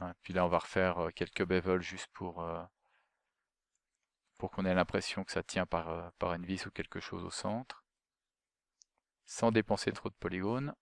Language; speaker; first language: French; native; French